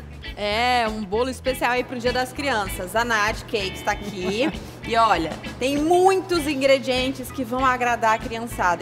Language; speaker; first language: Portuguese; native; Portuguese